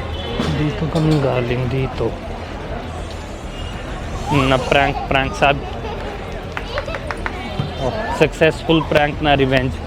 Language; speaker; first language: Filipino; non-native, learner; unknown